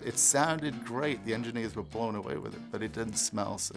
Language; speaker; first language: English; native; English